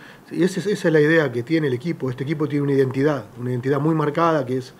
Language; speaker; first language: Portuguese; non-native, learner; Spanish